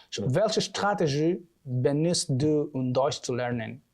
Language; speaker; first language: German; non-native, fluent; Portuguese